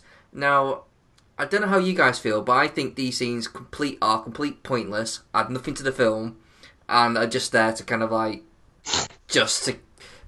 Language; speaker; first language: English; native; English